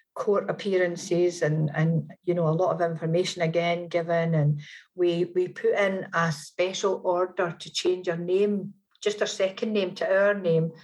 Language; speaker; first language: English; native; English